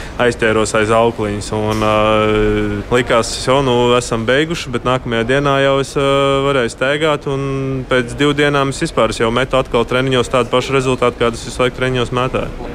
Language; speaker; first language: Latvian; non-native, local second language; Russian